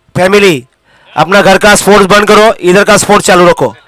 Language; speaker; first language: Hindi; non-native, local second language; Marathi